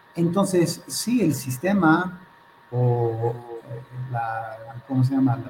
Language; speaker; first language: Spanish; non-native, fluent; Hebrew